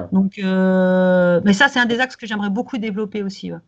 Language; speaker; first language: French; native; French